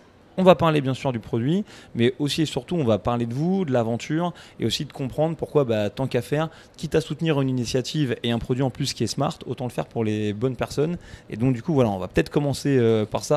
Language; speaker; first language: French; native; French